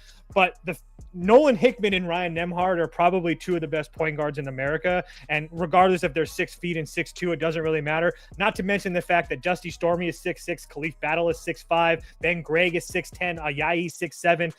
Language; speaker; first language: English; native; English